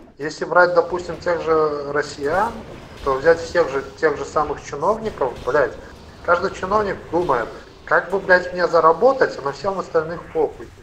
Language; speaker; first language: Russian; native; Russian